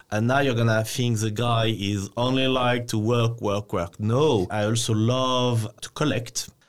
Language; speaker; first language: English; non-native, fluent; French